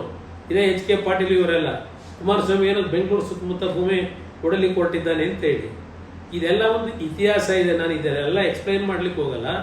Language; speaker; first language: Kannada; native; Kannada